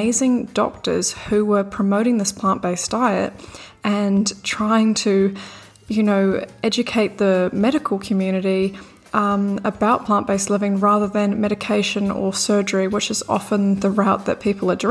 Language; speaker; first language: English; native; English